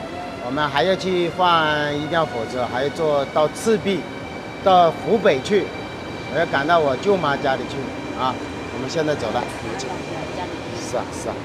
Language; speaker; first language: Chinese; native; Chinese